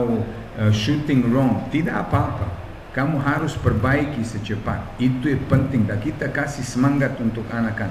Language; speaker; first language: Indonesian; non-native, fluent; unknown